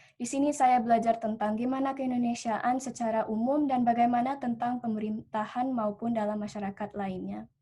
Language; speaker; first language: Indonesian; early bilingual, heritage; Indonesian